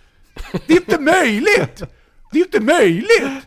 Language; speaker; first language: Swedish; native; Swedish